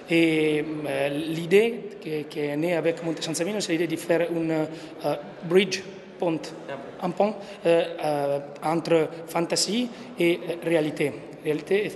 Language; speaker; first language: French; non-native, learner; Italian